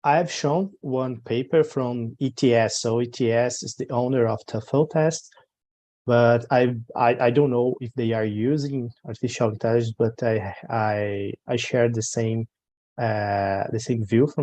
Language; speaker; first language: English; non-native, learner; Portuguese